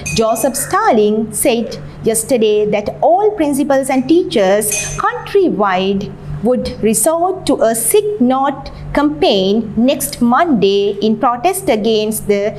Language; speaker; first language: English; non-native, local second language; Sinhala